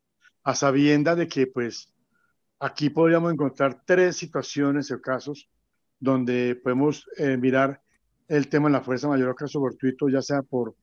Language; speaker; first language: Spanish; native; Spanish